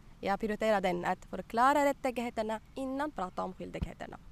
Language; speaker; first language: Swedish; non-native, learner; Arabic